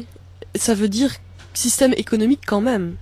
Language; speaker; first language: French; native; French